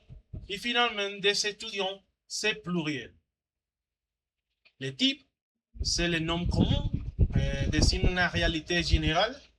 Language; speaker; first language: French; non-native, learner; Spanish